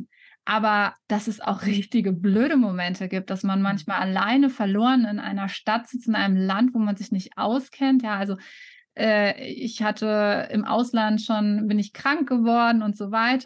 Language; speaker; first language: German; native; German